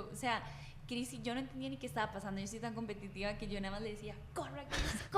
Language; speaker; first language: Spanish; native; Spanish